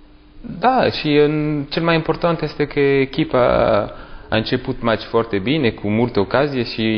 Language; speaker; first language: Romanian; non-native, learner; French